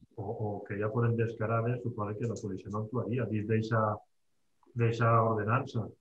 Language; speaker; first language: Spanish; non-native, local second language; Catalan